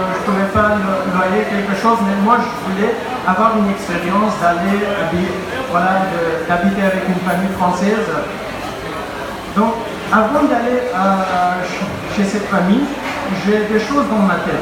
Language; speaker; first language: French; non-native, learner; Pashto